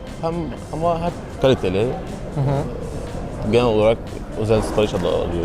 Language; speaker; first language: Turkish; non-native, learner; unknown